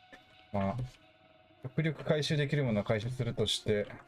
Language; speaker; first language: Japanese; native; Japanese